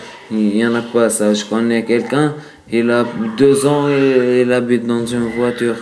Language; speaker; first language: French; non-native, learner; Arabic